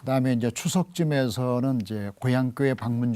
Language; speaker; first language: Korean; native; Korean